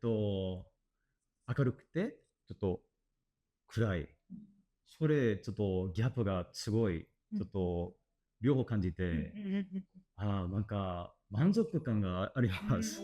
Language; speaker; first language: Japanese; non-native, learner; English